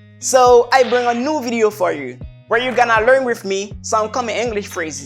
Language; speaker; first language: English; non-native, learner; Haitian Creole